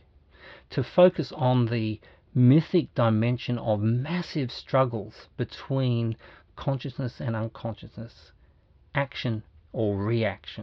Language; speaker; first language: English; native; English